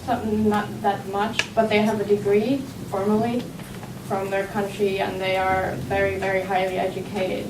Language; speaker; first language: English; non-native, fluent; Finnish